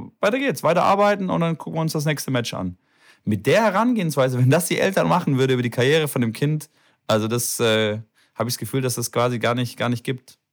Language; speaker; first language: German; native; German